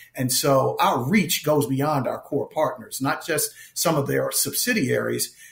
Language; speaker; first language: English; native; English